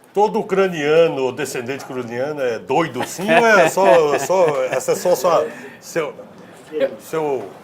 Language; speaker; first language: Portuguese; native; Portuguese